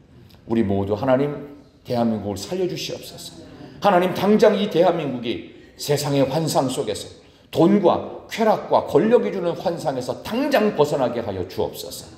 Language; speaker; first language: Korean; native; Korean